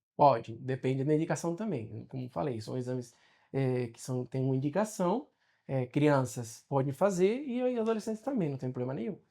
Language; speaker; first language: Portuguese; non-native, fluent; Spanish